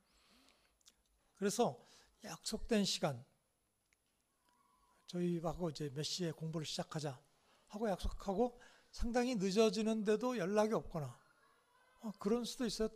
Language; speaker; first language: Korean; native; Korean